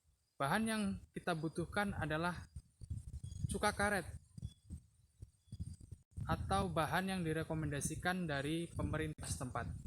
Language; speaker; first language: Indonesian; native; Indonesian